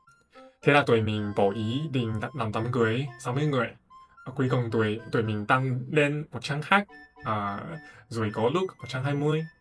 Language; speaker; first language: Vietnamese; non-native, fluent; Chinese